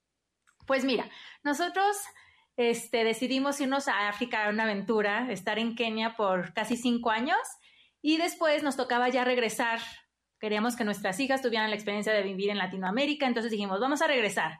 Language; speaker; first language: Spanish; native; Spanish